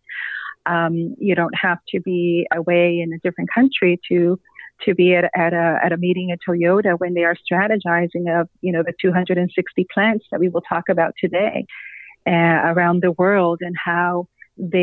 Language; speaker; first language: English; non-native, fluent; Spanish